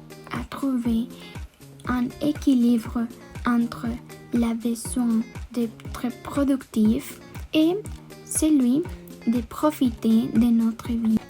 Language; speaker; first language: French; non-native, learner; Spanish